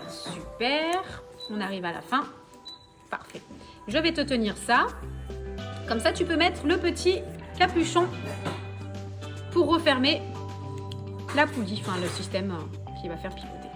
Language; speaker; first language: French; native; French